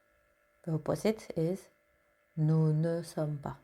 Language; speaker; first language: French; non-native, fluent; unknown